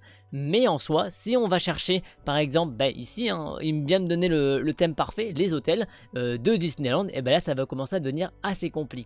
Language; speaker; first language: French; native; French